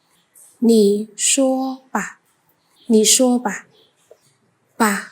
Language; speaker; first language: Chinese; non-native, fluent; Khmer